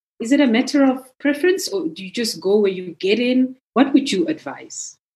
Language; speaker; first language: English; non-native, local second language; Zulu